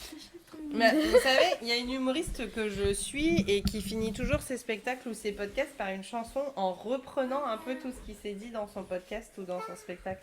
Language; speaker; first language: French; native; French